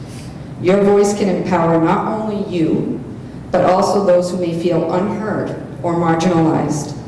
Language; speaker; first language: English; native; English